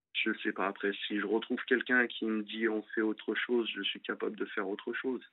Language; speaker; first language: French; native; French